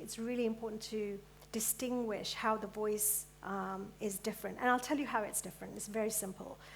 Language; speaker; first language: English; early bilingual, other home language; Gujarati